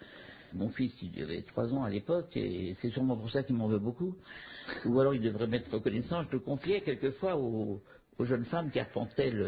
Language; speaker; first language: French; native; French